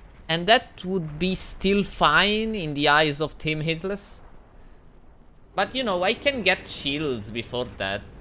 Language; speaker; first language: English; non-native, fluent; Italian